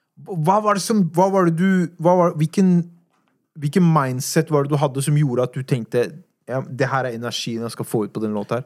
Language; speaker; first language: Norwegian; native; Norwegian